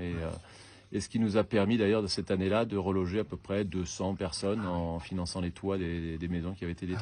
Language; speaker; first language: French; native; French